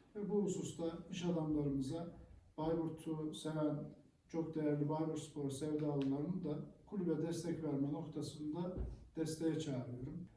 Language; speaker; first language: Turkish; native; Turkish